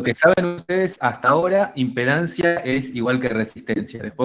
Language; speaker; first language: Spanish; native; Spanish